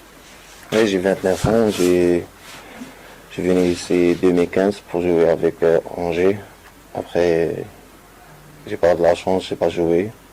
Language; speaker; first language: French; non-native, learner; Arabic